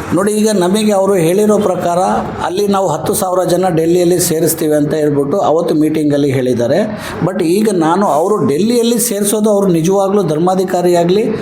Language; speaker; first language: Kannada; non-native, local second language; Lambadi